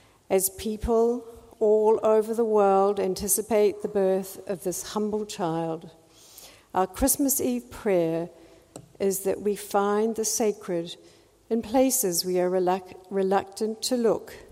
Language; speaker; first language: English; native; English